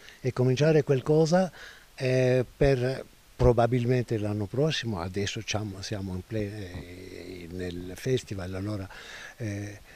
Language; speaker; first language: Italian; non-native, fluent; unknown